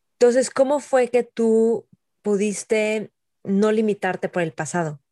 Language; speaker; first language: Spanish; native; Spanish